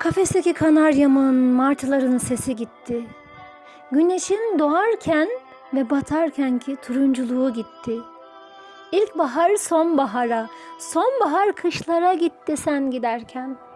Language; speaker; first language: Turkish; native; Turkish